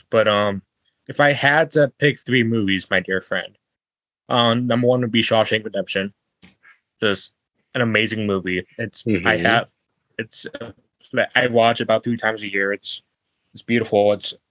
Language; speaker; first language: English; native; English